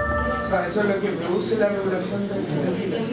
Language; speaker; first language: Spanish; native; Spanish